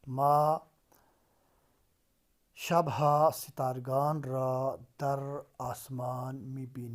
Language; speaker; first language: Persian; non-native, fluent; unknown